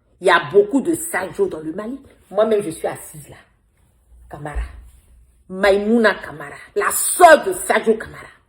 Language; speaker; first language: French; non-native, local second language; Bambara